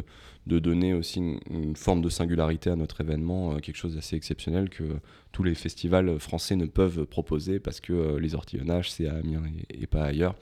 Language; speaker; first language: French; native; French